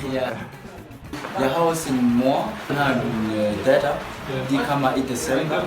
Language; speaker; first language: Danish; non-native, fluent; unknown